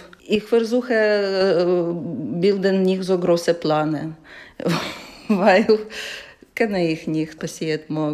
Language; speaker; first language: German; non-native, learner; Ukrainian